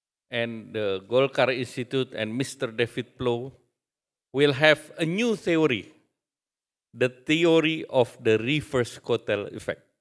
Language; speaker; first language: English; non-native, fluent; Indonesian